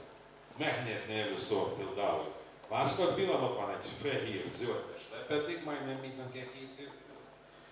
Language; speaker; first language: Hungarian; non-native, learner; Russian